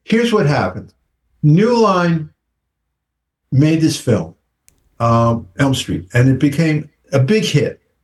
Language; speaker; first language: English; native; English